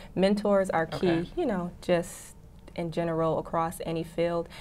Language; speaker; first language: English; native; English